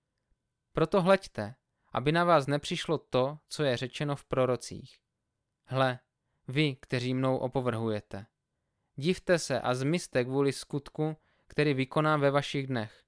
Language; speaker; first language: Czech; native; Czech